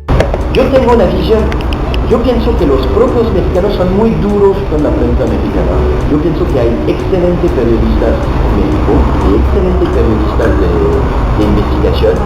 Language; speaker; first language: Spanish; non-native, fluent; French